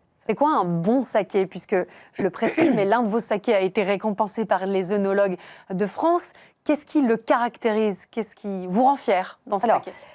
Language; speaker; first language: French; native; French